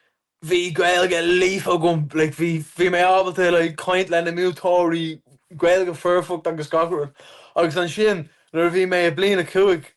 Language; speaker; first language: Irish; non-native, local second language; English